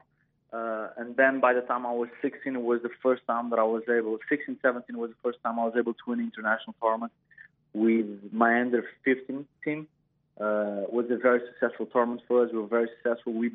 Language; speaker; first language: English; non-native, fluent; Portuguese